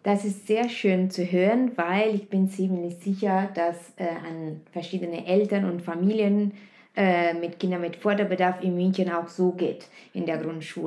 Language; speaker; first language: German; non-native, fluent; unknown